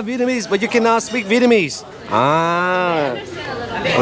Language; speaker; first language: English; non-native, fluent; Vietnamese